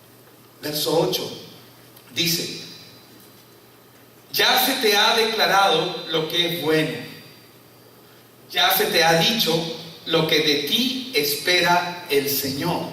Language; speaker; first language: Spanish; native; Spanish